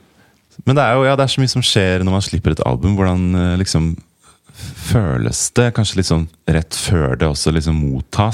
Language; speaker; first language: Norwegian; native; Norwegian